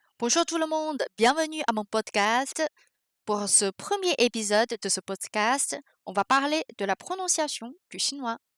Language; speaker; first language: French; non-native, fluent; Chinese